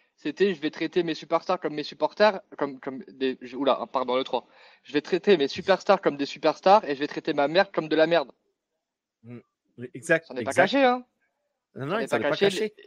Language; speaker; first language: French; native; French